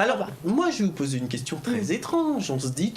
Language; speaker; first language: French; native; French